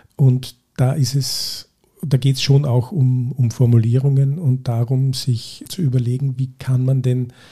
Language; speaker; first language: German; native; German